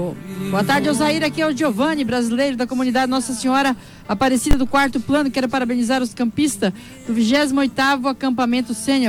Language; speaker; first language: Portuguese; native; Portuguese